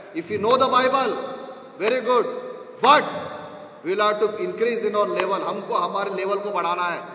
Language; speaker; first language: Hindi; non-native, local second language; Marathi